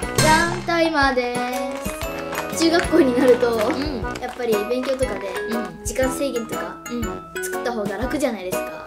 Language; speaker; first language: Japanese; native; Japanese